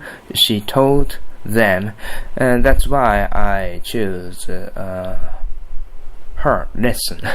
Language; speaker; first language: English; non-native, learner; Japanese